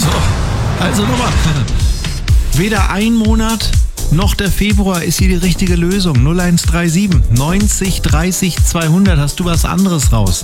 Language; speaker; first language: German; native; German